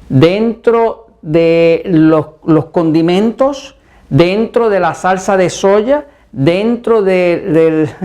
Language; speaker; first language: Spanish; native; Spanish